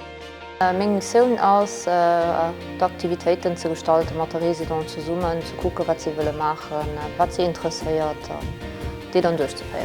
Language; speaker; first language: German; non-native, local second language; Luxembourgish